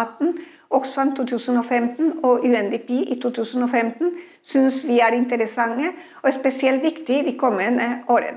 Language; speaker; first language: Norwegian; non-native, fluent; Spanish